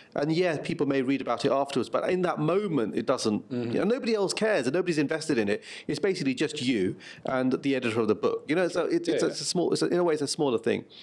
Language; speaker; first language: English; native; English